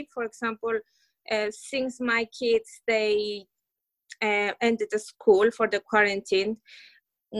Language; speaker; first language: English; non-native, fluent; Spanish